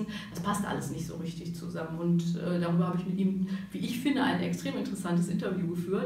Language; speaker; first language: German; native; German